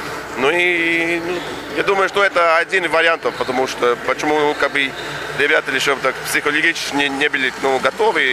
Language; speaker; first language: Russian; non-native, fluent; Latvian